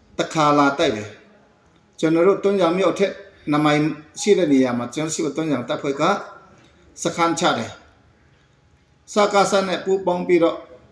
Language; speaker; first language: Burmese; non-native, local second language; Hakha Chin